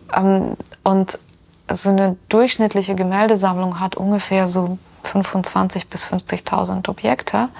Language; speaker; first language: German; non-native, fluent; Ukrainian